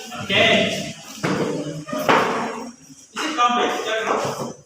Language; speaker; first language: English; non-native, learner; Indonesian